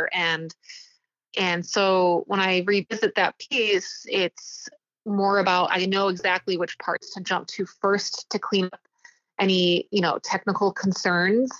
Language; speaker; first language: English; native; English